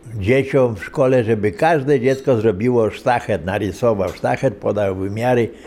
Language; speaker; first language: Polish; native; Polish